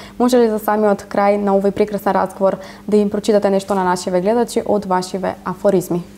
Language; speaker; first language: Macedonian; native; Macedonian